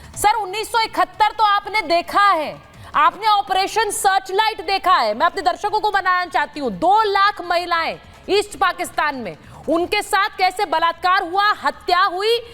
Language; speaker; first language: Hindi; native; Hindi